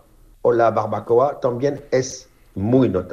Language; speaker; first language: Spanish; non-native, learner; French